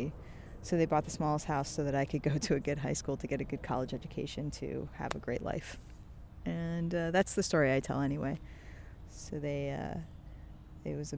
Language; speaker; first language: English; native; English